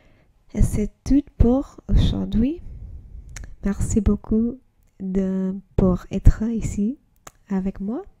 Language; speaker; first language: French; non-native, learner; English